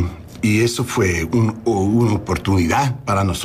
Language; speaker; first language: Spanish; non-native, learner; English